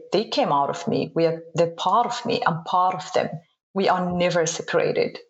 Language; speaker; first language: English; non-native, fluent; Arabic